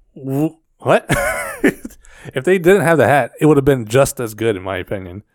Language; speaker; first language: English; early bilingual, other home language; Filipino